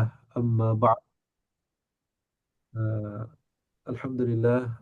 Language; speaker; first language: Arabic; non-native, fluent; Indonesian